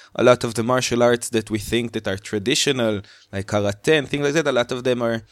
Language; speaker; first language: English; non-native, fluent; Hebrew